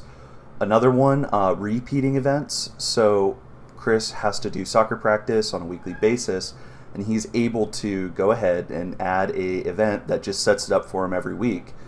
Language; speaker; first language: English; native; English